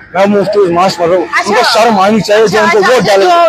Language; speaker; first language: Hindi; non-native, local second language; Kashmiri